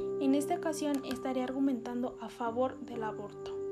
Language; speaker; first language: Spanish; native; Spanish